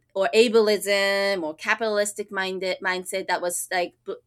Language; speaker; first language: English; early bilingual, other home language; Japanese